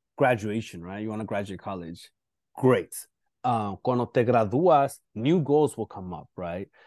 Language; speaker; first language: English; early bilingual, other home language; Spanish